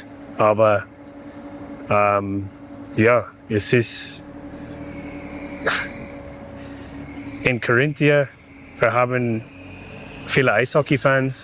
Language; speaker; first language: German; non-native, learner; English